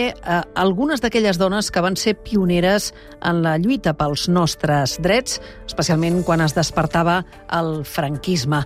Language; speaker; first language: Catalan; native; Catalan